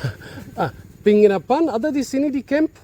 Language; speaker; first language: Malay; non-native, learner; German